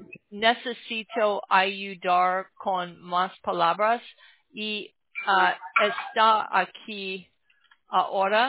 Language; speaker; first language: Spanish; non-native, learner; English